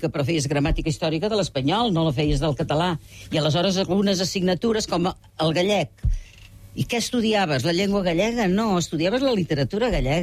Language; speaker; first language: Catalan; native; Catalan